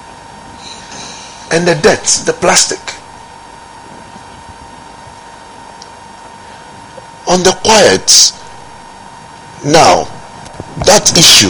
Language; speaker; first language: English; non-native, local second language; Ga